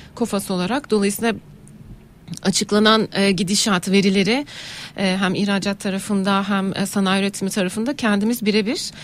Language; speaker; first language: Turkish; native; Turkish